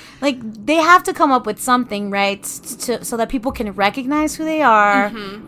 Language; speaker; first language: English; native; English